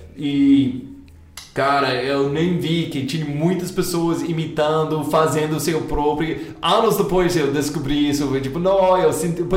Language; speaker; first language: Portuguese; non-native, fluent; English